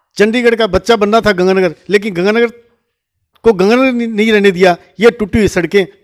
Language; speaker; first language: Hindi; native; Hindi